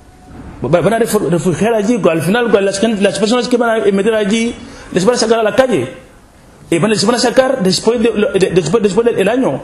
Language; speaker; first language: Spanish; non-native, local second language; Wolof